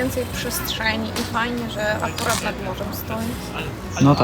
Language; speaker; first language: Polish; non-native, learner; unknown